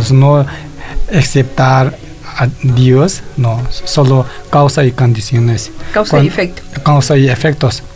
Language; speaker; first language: Spanish; non-native, learner; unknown